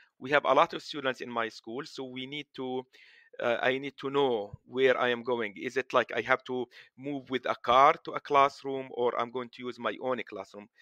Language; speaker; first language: English; non-native, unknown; Arabic